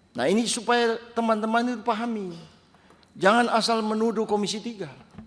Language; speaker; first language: Indonesian; native; Indonesian